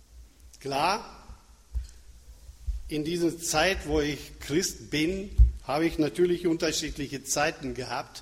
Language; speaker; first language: German; non-native, fluent; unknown